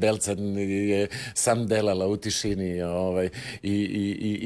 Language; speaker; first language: Croatian; native; Croatian